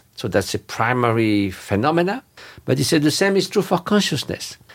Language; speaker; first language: English; non-native, fluent; French